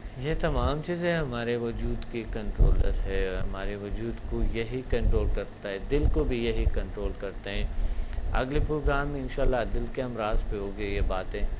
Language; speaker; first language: Urdu; non-native, local second language; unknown